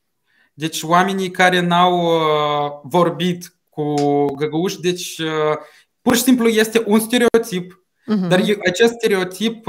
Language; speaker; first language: Romanian; non-native, local second language; Russian